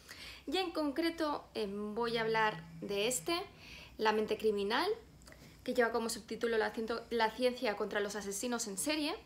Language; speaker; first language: Spanish; native; Spanish